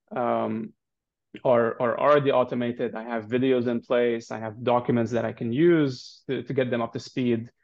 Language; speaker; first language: English; non-native, fluent; Arabic